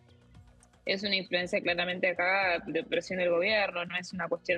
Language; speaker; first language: Spanish; native; Spanish